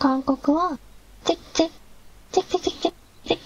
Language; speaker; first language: Japanese; non-native, fluent; Korean